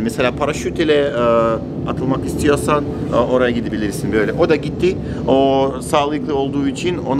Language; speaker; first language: Turkish; non-native, learner; Russian